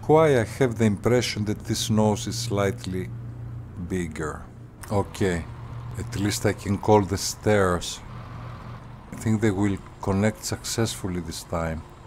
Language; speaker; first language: English; non-native, fluent; Greek